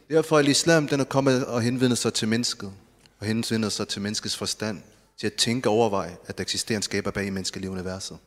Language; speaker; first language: Danish; non-native, fluent; Arabic